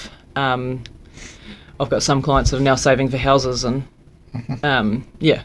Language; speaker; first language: English; native; English